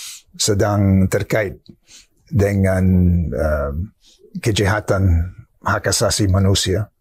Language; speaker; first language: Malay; non-native, fluent; English